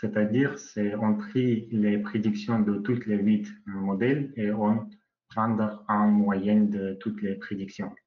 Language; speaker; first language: French; non-native, learner; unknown